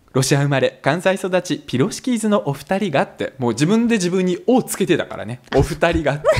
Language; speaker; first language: Japanese; early bilingual, other home language; Russian